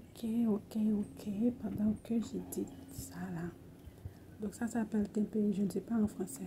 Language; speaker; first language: French; non-native, local second language; Haitian Creole